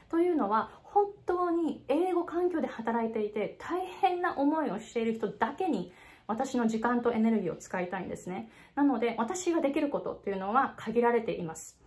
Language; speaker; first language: Japanese; native; Japanese